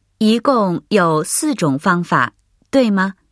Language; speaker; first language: Chinese; non-native, learner; Japanese